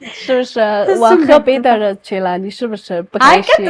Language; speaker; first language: Chinese; non-native, learner; Amharic